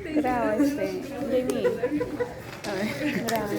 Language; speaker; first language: Spanish; native; Spanish